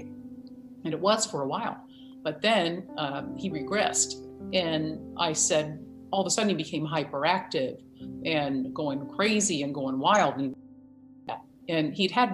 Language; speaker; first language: English; native; English